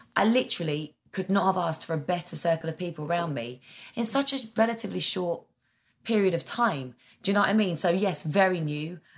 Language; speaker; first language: English; native; English